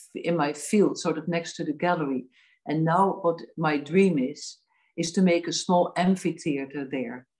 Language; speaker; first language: English; non-native, fluent; Dutch